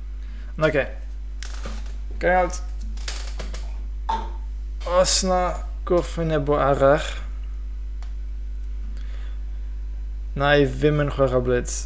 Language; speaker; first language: Welsh; non-native, fluent; English